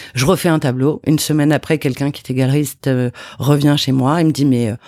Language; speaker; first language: French; native; French